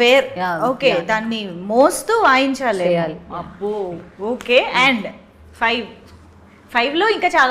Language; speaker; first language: Telugu; native; Telugu